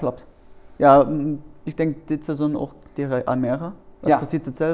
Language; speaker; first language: Dutch; non-native, learner; German